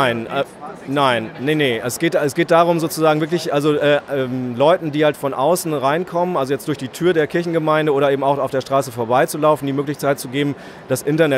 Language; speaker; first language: German; native; German